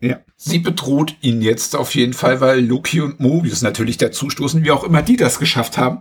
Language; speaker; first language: German; native; German